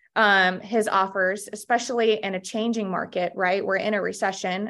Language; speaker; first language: English; early bilingual, other home language; Russian